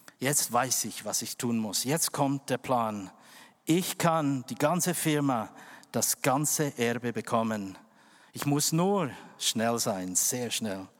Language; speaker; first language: German; non-native, fluent; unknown